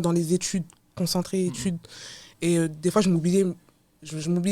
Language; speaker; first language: French; native; French